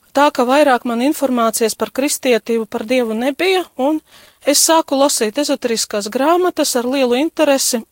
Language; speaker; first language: Latvian; non-native, local second language; Russian